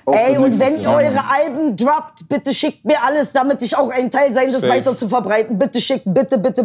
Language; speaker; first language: German; early bilingual, other home language; Turkish